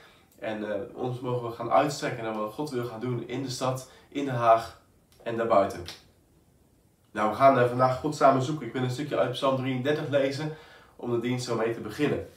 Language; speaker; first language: Dutch; native; Dutch